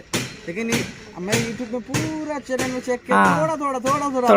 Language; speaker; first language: Hindi; non-native, learner; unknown